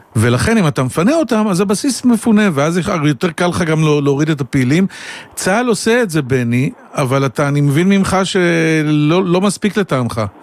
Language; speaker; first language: Hebrew; native; Hebrew